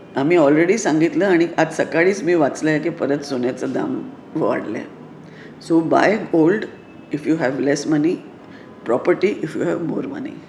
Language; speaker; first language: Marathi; non-native, local second language; Sindhi